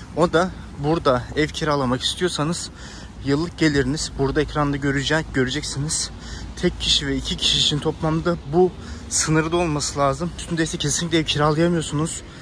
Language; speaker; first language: Turkish; native; Turkish